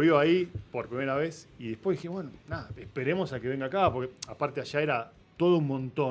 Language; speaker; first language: Spanish; native; Spanish